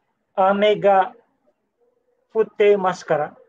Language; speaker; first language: Japanese; non-native, learner; Filipino